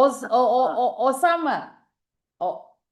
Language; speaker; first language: Cantonese; non-native, fluent; Indonesian